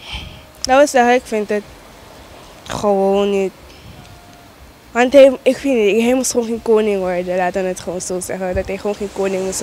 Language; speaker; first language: Dutch; native; Dutch